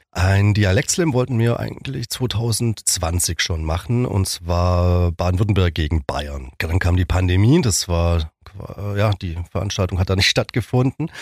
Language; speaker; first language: German; native; German